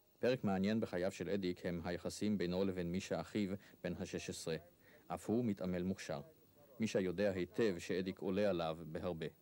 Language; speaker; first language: Hebrew; native; Hebrew